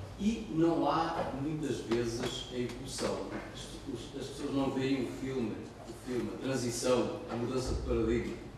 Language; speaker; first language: Portuguese; native; Portuguese